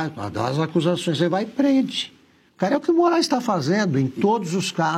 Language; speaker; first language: Portuguese; native; Portuguese